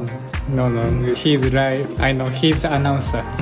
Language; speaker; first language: English; non-native, learner; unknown